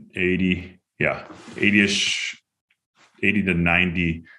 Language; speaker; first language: English; native; English